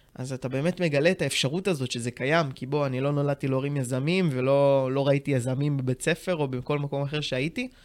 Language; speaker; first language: Hebrew; native; Hebrew